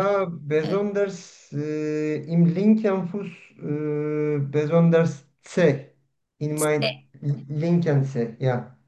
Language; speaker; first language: German; non-native, learner; Turkish